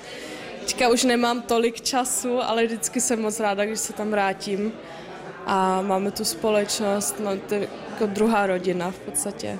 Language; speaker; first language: Czech; early bilingual, heritage; German